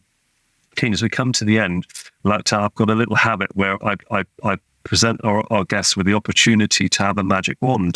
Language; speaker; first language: English; native; English